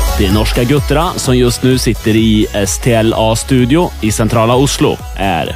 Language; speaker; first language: Swedish; native; Swedish